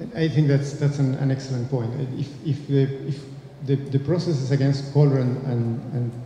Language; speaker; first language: English; non-native, fluent; Spanish